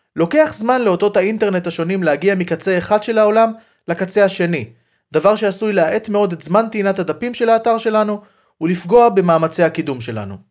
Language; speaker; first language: Hebrew; native; Hebrew